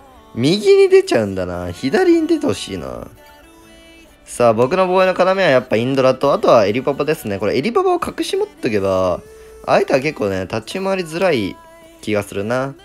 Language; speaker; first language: Japanese; native; Japanese